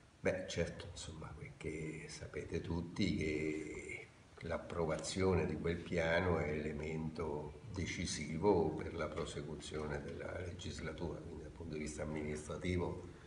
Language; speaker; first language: Italian; native; Italian